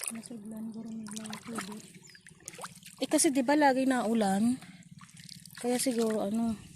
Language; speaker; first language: Filipino; non-native, local second language; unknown